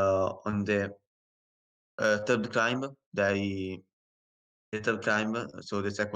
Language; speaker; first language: English; non-native, learner; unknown